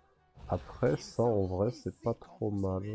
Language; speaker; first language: French; native; French